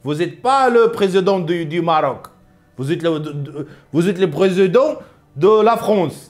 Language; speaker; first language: French; non-native, local second language; Arabic